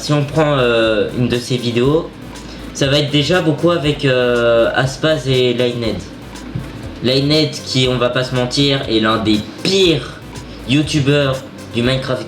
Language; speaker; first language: French; native; French